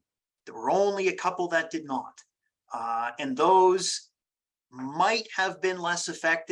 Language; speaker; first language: English; native; English